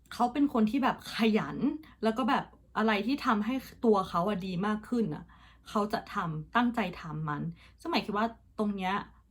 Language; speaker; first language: Thai; early bilingual, heritage; Thai